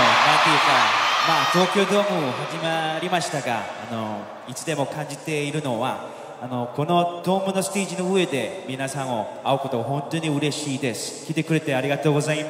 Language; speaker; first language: Japanese; non-native, fluent; Korean